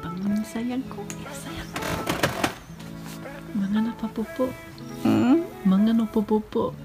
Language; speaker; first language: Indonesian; non-native, fluent; German